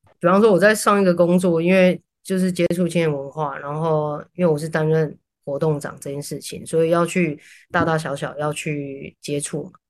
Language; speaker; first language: Chinese; native; Chinese